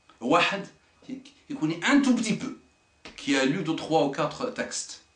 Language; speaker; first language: French; non-native, local second language; Arabic